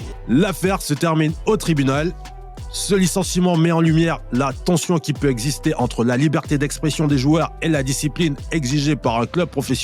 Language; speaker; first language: French; native; French